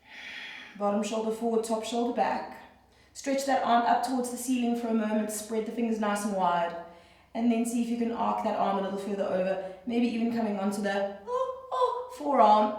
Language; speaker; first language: English; native; English